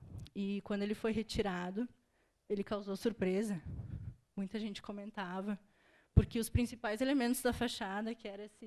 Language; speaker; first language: Portuguese; native; Portuguese